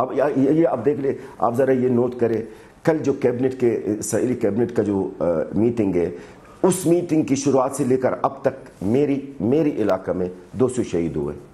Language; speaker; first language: Urdu; non-native, fluent; Arabic